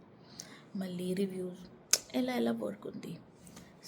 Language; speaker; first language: Telugu; non-native, learner; Marathi